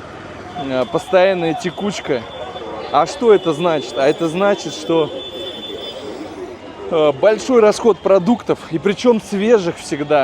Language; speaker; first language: Russian; native; Russian